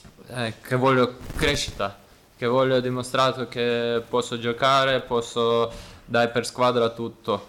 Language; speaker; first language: Italian; non-native, learner; Ukrainian